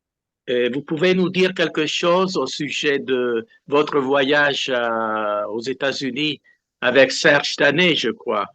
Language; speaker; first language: French; non-native, fluent; Italian